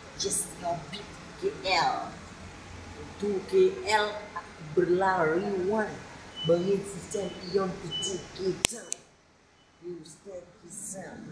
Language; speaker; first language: Malay; non-native, fluent; Achinese